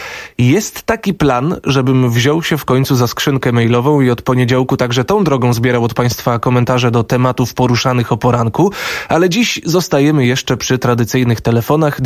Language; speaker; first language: Polish; native; Polish